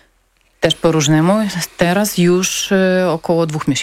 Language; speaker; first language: Polish; non-native, fluent; Ukrainian